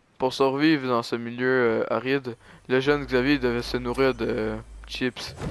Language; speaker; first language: French; native; French